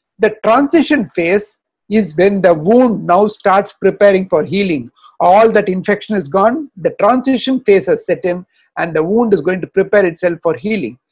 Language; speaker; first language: English; non-native, local second language; Tamil